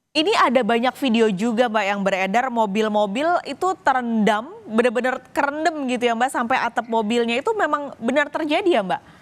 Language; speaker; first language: Indonesian; native; Indonesian